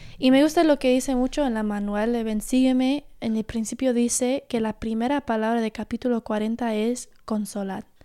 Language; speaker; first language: Spanish; early bilingual, heritage; Spanish